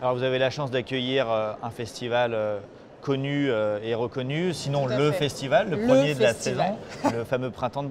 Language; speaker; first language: French; native; French